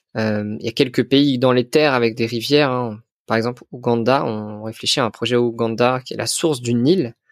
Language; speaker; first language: French; native; French